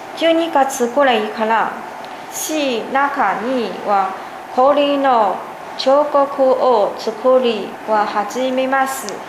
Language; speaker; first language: Japanese; non-native, learner; Chinese